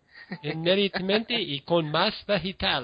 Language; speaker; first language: Spanish; non-native, learner; English